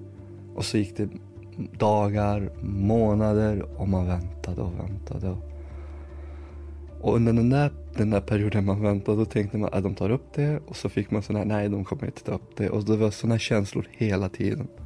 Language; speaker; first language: Swedish; early bilingual, other home language; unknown